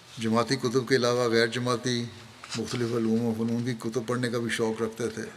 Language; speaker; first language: Urdu; native; Urdu